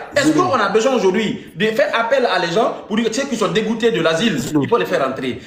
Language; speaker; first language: French; non-native, local second language; Fula